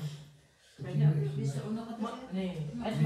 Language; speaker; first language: German; non-native, learner; Indonesian